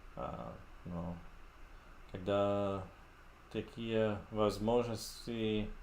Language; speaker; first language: Russian; non-native, fluent; English